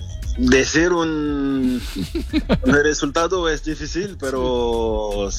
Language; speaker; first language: Spanish; non-native, learner; French